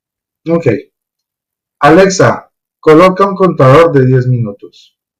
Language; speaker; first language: Spanish; native; Spanish